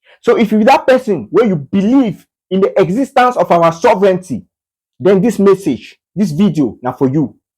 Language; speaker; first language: Nigerian Pidgin; native; Nigerian Pidgin